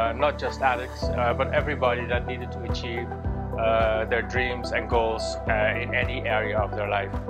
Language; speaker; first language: English; non-native, fluent; Dutch